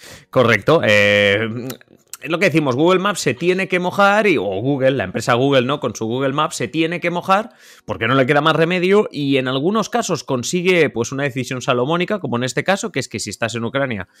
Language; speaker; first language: Spanish; native; Spanish